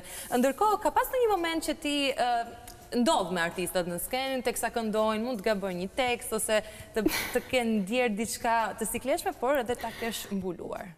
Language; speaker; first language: Albanian; native; Albanian